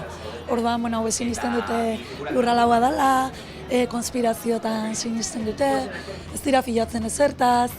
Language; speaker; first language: Basque; non-native, fluent; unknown